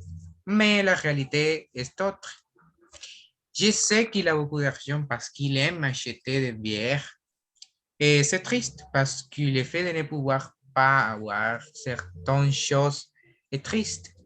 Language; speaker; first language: French; non-native, learner; Spanish